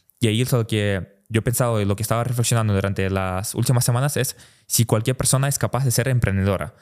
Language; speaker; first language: Spanish; early bilingual, other home language; Russian